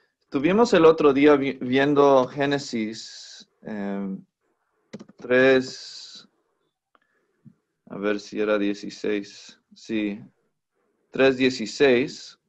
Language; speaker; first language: Spanish; non-native, fluent; English